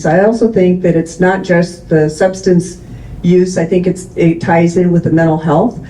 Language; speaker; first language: English; native; English